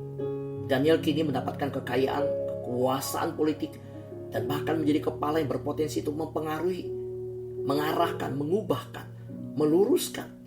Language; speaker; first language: Indonesian; native; Indonesian